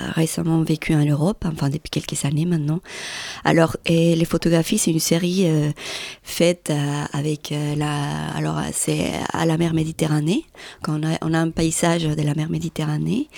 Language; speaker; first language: French; non-native, fluent; Spanish